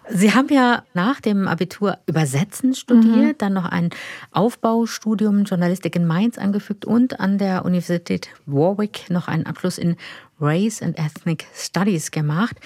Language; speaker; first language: German; native; German